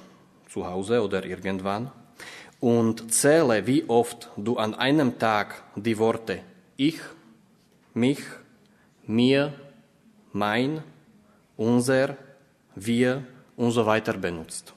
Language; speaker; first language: German; non-native, fluent; Slovak